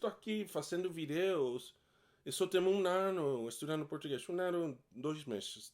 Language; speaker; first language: Portuguese; non-native, learner; English